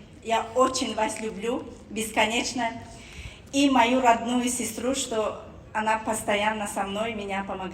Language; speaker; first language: Russian; non-native, fluent; Tajik